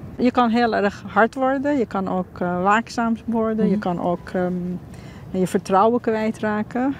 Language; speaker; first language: Dutch; non-native, fluent; Persian